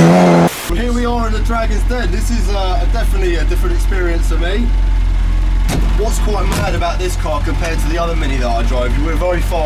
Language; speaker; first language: English; native; English